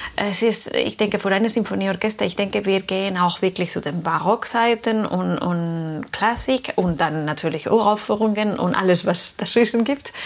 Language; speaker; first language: German; non-native, fluent; Spanish